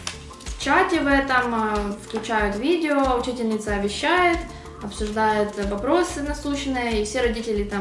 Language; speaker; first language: Russian; native; Russian